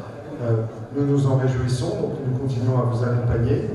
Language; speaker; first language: French; native; French